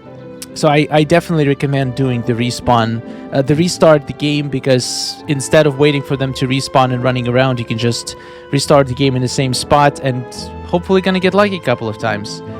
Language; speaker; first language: English; non-native, fluent; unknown